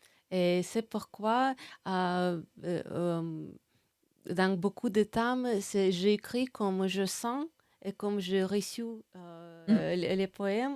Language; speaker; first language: French; non-native, fluent; Russian